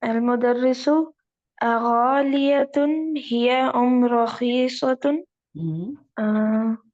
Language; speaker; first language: Arabic; non-native, learner; Urdu